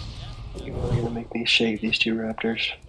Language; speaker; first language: English; native; English